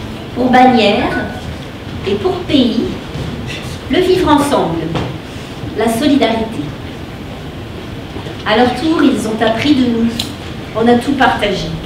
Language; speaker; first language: French; native; French